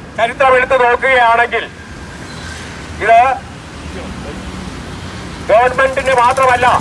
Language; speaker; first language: Malayalam; native; Malayalam